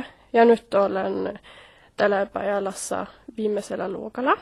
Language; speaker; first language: Finnish; non-native, learner; Swedish